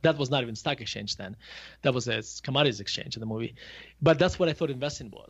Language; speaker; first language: English; non-native, fluent; Russian